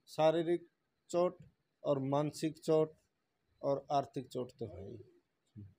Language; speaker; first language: Hindi; native; Hindi